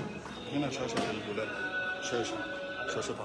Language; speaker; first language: Arabic; native; Arabic